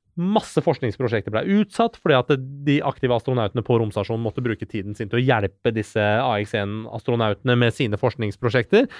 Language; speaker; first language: Norwegian; early bilingual, other home language; Persian